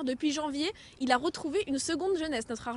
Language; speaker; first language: French; native; French